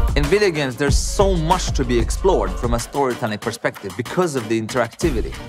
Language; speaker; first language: English; early bilingual, other home language; Arabic